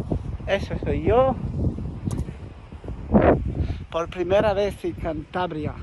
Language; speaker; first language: Spanish; non-native, learner; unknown